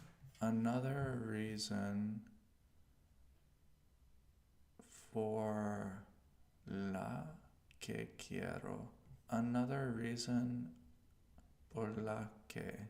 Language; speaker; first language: Spanish; non-native, learner; English